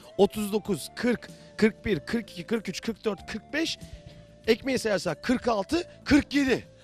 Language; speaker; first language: Turkish; native; Turkish